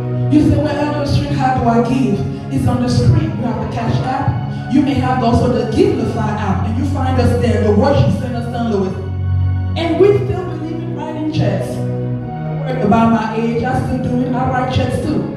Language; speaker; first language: English; native; English